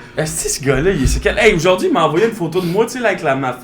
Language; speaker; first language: French; native; French